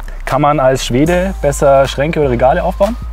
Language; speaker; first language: German; native; German